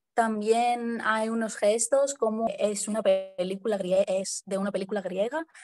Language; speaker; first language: Spanish; non-native, fluent; Greek